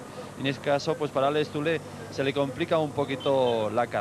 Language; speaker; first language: Spanish; native; Spanish